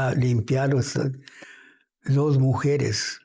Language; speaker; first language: Spanish; early bilingual, heritage; Spanish